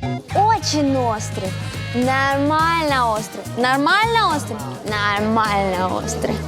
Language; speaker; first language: Russian; native; Russian